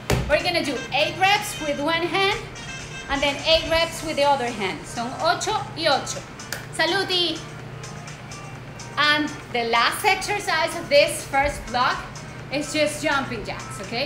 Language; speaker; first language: English; non-native, fluent; Spanish